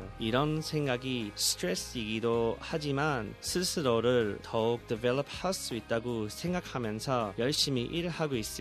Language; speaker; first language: Korean; early bilingual, heritage; Korean